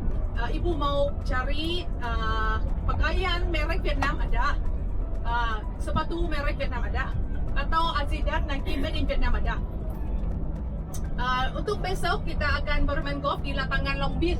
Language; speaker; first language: Indonesian; non-native, fluent; Vietnamese